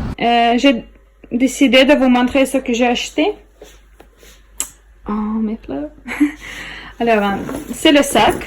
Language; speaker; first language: French; non-native, learner; Russian